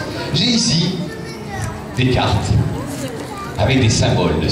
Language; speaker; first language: French; native; French